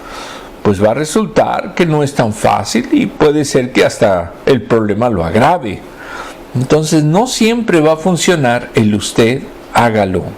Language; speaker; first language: Spanish; native; Spanish